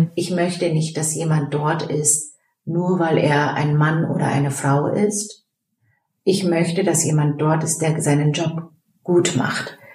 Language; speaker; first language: German; early bilingual, other home language; Turkish